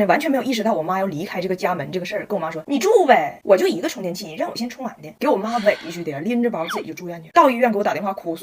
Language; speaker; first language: Chinese; native; Chinese